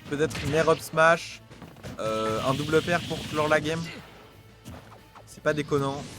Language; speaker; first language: French; native; French